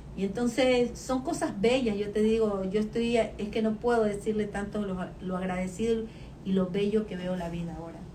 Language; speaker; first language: Spanish; native; Spanish